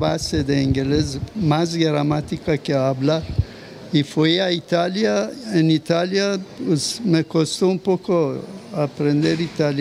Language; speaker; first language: Spanish; non-native, fluent; Persian